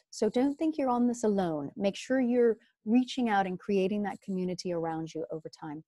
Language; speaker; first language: English; native; English